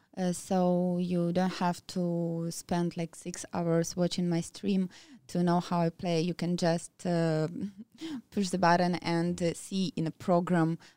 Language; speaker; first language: English; non-native, fluent; Ukrainian